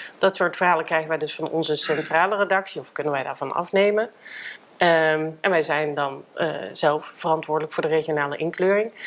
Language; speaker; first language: Dutch; native; Dutch